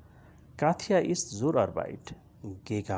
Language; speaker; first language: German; non-native, learner; Urdu